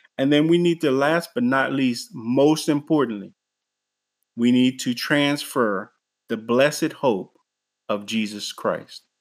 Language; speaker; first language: English; native; English